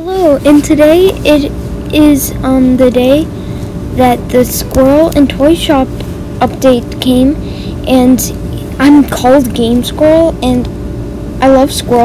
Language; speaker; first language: English; native; English